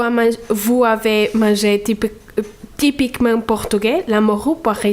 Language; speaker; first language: French; non-native, fluent; Portuguese